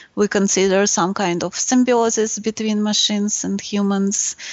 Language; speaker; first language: English; non-native, fluent; Russian